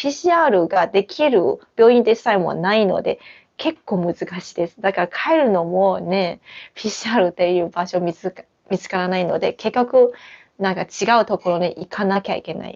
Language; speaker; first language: Japanese; non-native, fluent; Chinese